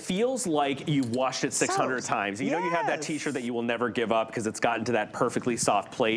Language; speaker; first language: English; native; English